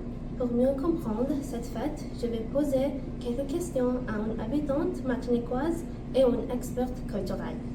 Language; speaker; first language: French; non-native, learner; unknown